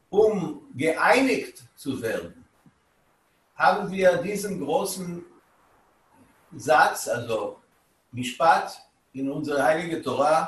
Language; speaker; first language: German; non-native, fluent; Hebrew